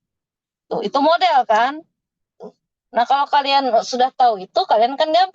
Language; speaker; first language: Indonesian; native; Indonesian